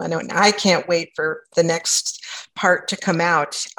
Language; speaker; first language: English; native; English